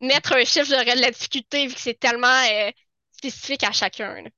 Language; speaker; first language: French; native; French